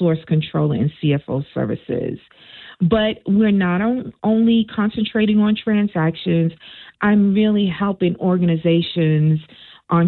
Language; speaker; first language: English; native; English